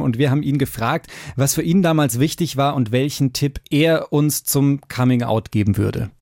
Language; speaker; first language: German; native; German